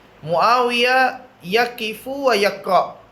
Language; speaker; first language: Arabic; non-native, fluent; Indonesian